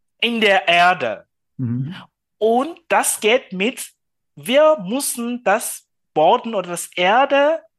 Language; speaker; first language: German; non-native, learner; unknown